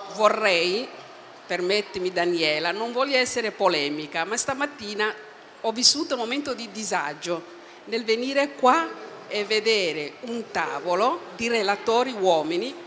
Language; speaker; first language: Italian; non-native, fluent; Somali